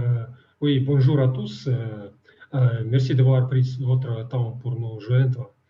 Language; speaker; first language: French; non-native, fluent; Russian